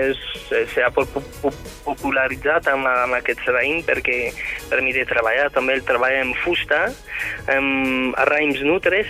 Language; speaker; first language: Catalan; non-native, fluent; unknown